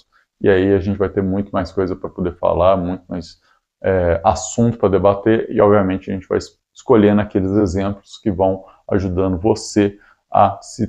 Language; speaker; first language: Portuguese; native; Portuguese